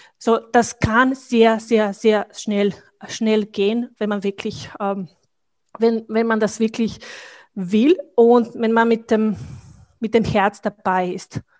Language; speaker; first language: German; non-native, fluent; Bosnian